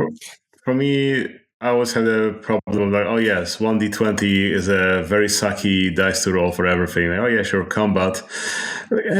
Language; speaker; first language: English; non-native, fluent; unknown